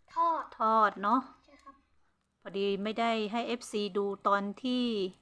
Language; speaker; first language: Thai; non-native, local second language; Hmong